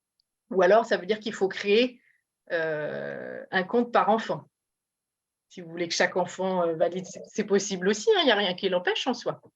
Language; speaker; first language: French; native; French